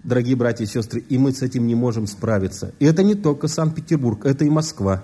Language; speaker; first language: Russian; native; Russian